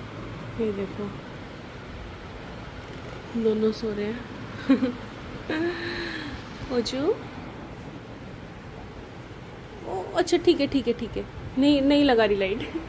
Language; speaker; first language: Hindi; native; Hindi